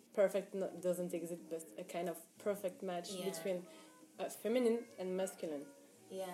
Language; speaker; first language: English; non-native, fluent; Arabic